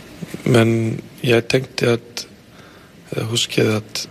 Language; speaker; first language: Danish; non-native, fluent; Icelandic